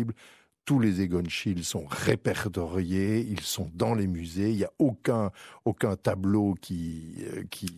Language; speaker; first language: French; native; French